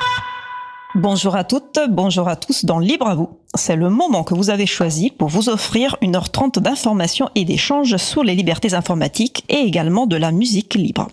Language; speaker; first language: French; native; French